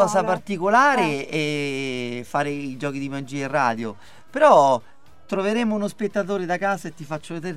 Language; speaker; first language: Italian; native; Italian